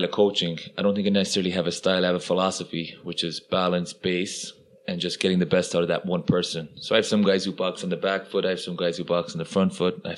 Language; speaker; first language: English; non-native, local second language; Irish